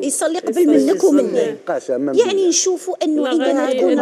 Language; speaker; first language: Arabic; native; Arabic